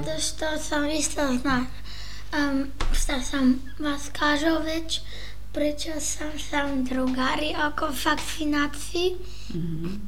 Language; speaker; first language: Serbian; early bilingual, heritage; Serbian